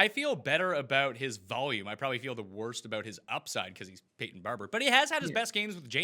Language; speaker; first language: English; native; English